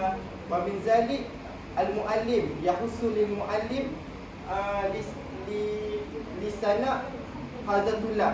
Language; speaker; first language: Arabic; non-native, learner; Malay